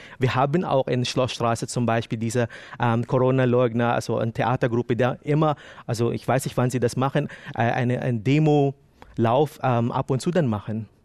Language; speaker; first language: German; non-native, fluent; Filipino